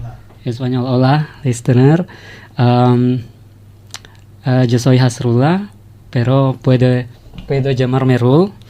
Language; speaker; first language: Spanish; non-native, learner; Indonesian